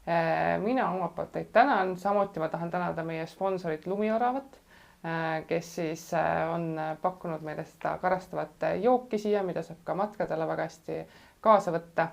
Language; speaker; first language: Estonian; native; Estonian